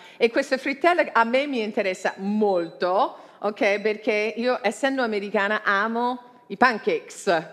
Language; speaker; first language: Italian; non-native, fluent; English